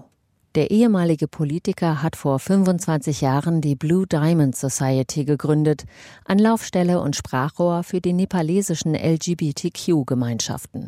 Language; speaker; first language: German; native; German